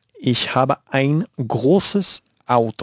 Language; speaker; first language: German; non-native, learner; Spanish